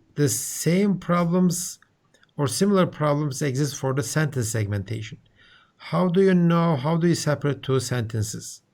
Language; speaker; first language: English; non-native, fluent; Turkish